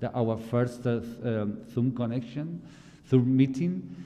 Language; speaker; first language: English; non-native, fluent; Spanish